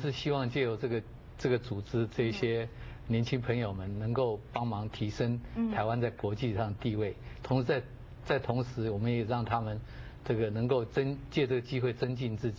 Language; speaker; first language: Chinese; native; Chinese